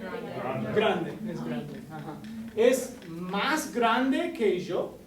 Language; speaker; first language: Spanish; non-native, fluent; English